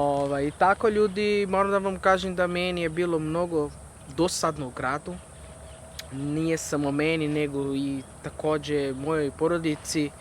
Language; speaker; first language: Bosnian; non-native, fluent; Portuguese